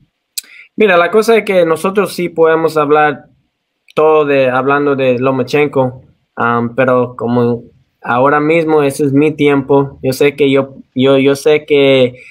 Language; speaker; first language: Spanish; early bilingual, heritage; Spanish